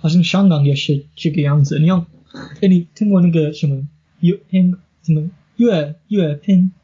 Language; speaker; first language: Chinese; non-native, fluent; English